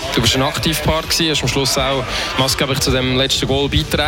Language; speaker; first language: German; native; German